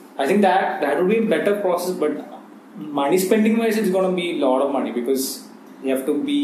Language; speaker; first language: English; non-native, local second language; Malayalam